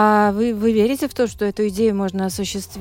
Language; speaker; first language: Russian; native; Russian